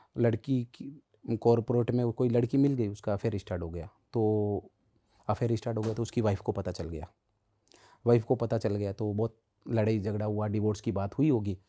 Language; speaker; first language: Hindi; native; Hindi